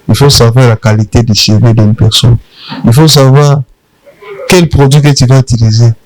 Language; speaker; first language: French; non-native, local second language; Rundi